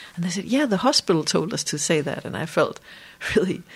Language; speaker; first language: English; non-native, fluent; Danish